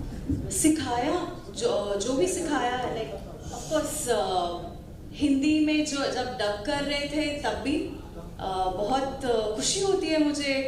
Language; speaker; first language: Hindi; non-native, local second language; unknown